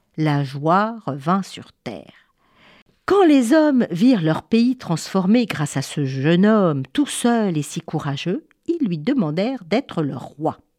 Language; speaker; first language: French; native; French